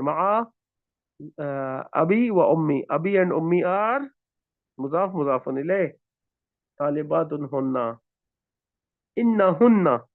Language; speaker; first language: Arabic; non-native, fluent; Urdu